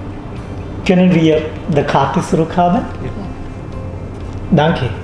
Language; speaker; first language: German; non-native, fluent; Malayalam